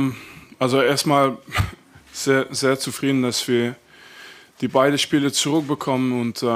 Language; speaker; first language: German; non-native, fluent; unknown